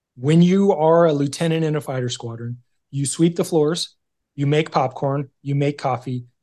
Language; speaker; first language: English; native; English